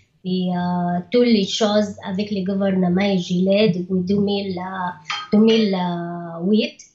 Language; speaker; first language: French; non-native, learner; Arabic